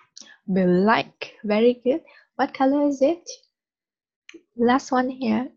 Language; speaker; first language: English; non-native, learner; Vietnamese